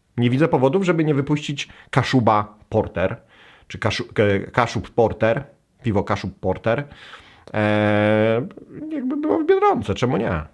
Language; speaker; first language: Polish; native; Polish